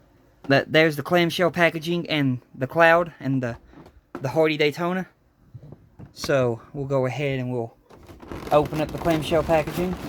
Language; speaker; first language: English; native; English